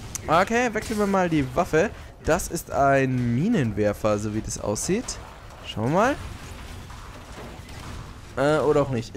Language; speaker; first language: German; native; German